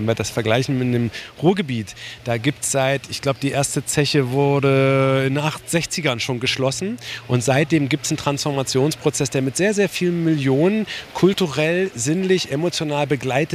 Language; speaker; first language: German; native; German